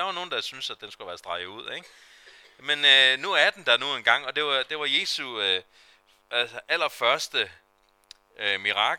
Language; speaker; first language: Danish; native; Danish